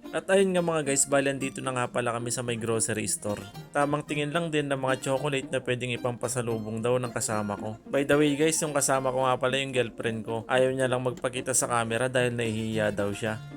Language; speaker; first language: Filipino; non-native, local second language; Iloko